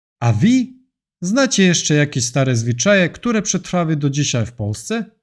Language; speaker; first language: Polish; non-native, fluent; Serbian